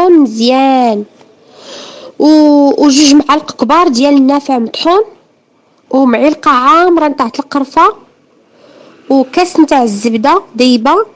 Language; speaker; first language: Arabic; native; Arabic